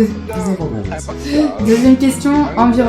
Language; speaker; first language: French; native; French